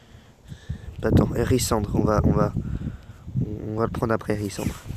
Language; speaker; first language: French; native; French